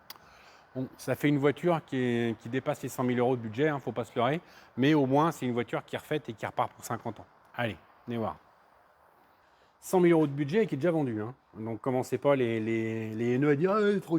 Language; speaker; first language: French; native; French